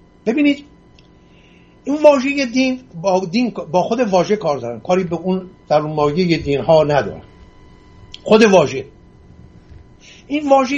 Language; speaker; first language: Persian; non-native, local second language; Assyrian Neo-Aramaic